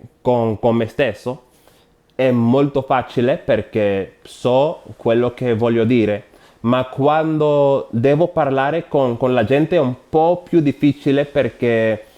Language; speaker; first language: Italian; non-native, learner; Spanish